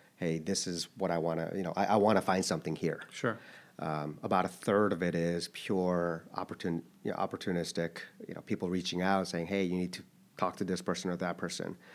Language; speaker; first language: English; early bilingual, other home language; Korean